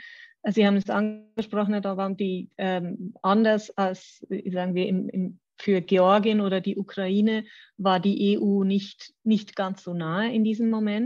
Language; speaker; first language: German; native; German